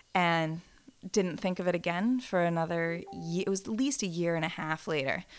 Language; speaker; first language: English; native; English